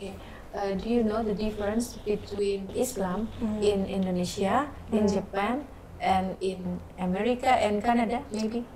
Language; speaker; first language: English; non-native, learner; Indonesian